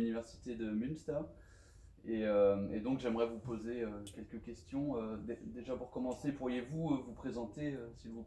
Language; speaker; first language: French; native; French